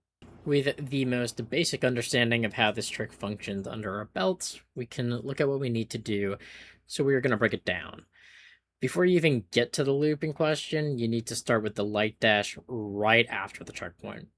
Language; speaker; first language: English; native; English